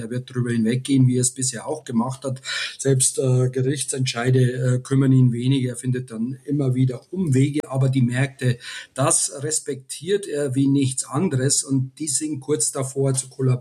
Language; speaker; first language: German; native; German